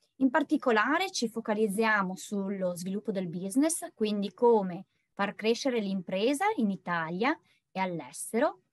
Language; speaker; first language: Italian; native; Italian